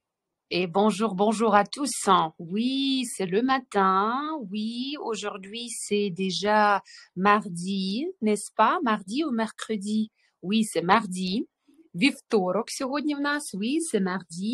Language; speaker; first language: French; non-native, fluent; Ukrainian